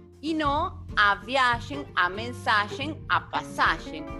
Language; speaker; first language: Spanish; non-native, fluent; Portuguese